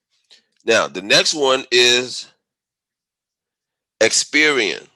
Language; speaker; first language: English; native; English